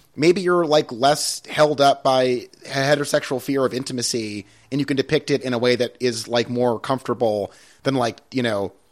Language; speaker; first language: English; native; English